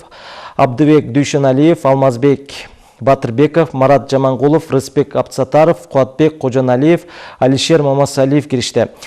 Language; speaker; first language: Kyrgyz; native; Kyrgyz